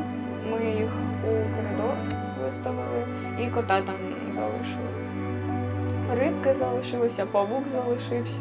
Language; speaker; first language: Ukrainian; native; Ukrainian